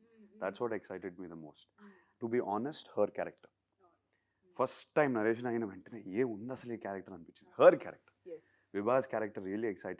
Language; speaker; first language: Telugu; native; Telugu